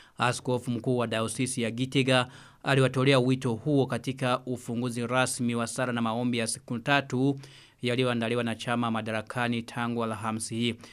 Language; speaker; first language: Swahili; non-native, local second language; Rundi